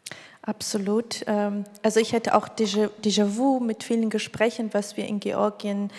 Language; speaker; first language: German; non-native, fluent; Georgian